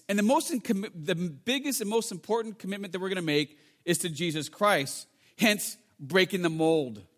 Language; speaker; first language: English; native; English